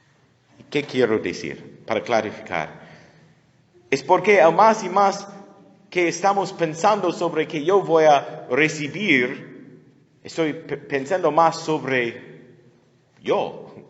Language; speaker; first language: Spanish; non-native, learner; English